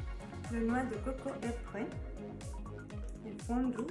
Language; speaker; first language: French; non-native, learner; Spanish